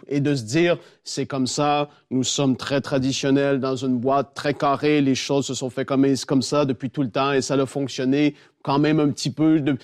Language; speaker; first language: French; native; French